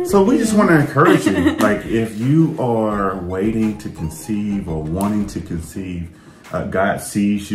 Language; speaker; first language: English; native; English